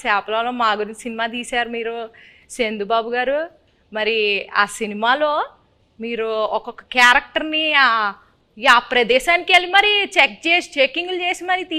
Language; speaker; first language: Telugu; native; Telugu